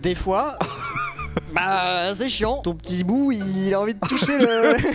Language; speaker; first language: French; native; French